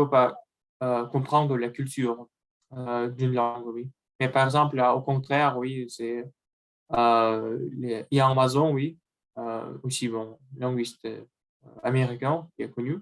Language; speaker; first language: French; non-native, learner; Russian